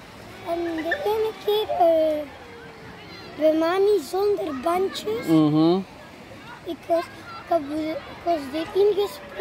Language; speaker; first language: Dutch; early bilingual, other home language; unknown